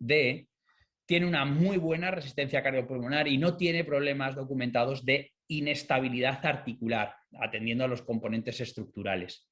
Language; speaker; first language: Spanish; native; Spanish